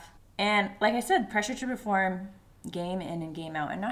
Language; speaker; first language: English; native; English